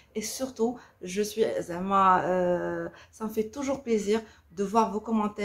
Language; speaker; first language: French; non-native, local second language; Arabic